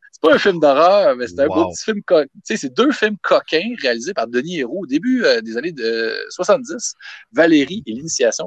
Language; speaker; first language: French; native; French